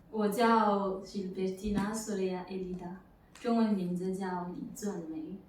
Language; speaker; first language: Chinese; non-native, fluent; Malagasy